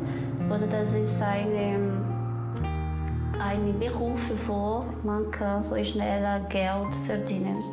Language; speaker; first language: German; non-native, learner; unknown